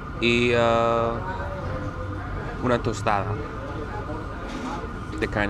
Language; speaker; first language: Spanish; non-native, learner; English